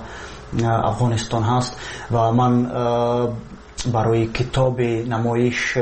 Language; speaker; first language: Persian; non-native, fluent; Czech